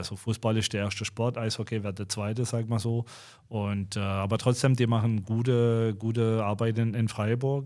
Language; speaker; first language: German; non-native, fluent; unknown